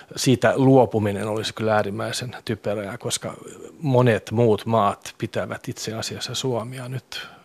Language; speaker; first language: Finnish; non-native, local second language; Swedish